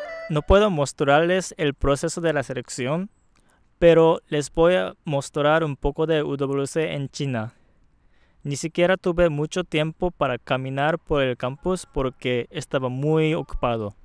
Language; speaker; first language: Spanish; non-native, fluent; Japanese